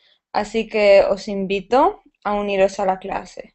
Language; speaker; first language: Spanish; native; Spanish